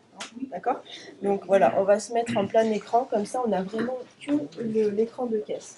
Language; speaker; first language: French; native; French